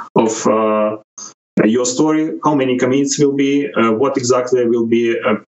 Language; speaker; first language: English; non-native, fluent; Ukrainian